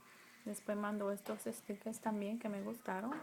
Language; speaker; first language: Spanish; early bilingual, heritage; Spanish